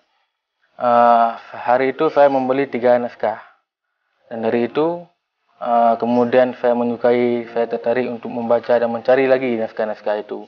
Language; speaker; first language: Indonesian; non-native, local second language; Achinese